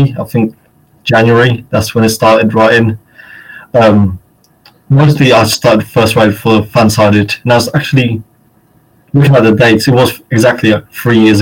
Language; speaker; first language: English; native; English